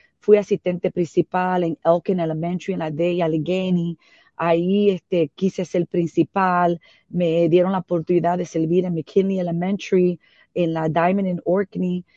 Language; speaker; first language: Spanish; early bilingual, heritage; Spanish